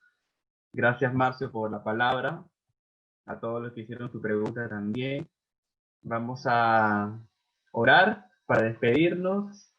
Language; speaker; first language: Spanish; native; Spanish